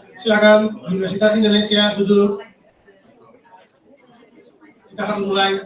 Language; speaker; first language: Indonesian; non-native, learner; Spanish